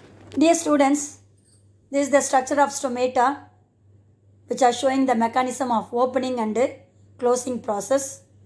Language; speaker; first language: English; non-native, local second language; Tamil